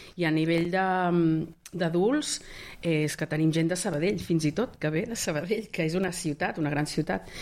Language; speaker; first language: Catalan; native; Catalan